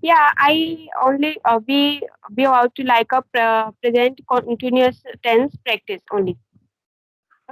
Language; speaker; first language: English; non-native, learner; Hindi